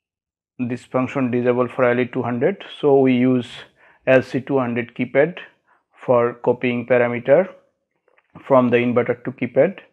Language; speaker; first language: English; non-native, learner; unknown